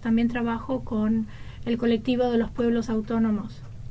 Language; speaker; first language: Spanish; native; Spanish